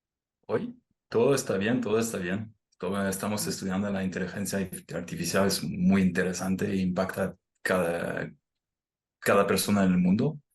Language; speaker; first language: Spanish; non-native, fluent; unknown